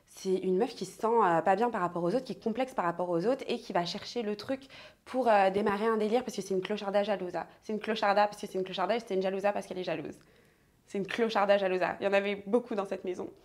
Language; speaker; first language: French; native; French